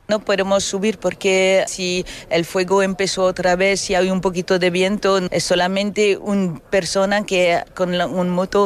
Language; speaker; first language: Spanish; early bilingual, heritage; French